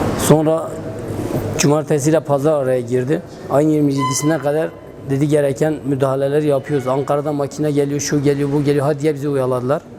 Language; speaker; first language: Turkish; non-native, local second language; Kurdish